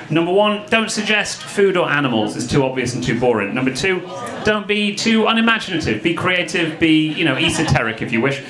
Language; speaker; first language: English; native; English